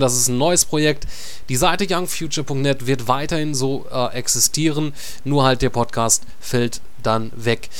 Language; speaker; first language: German; native; German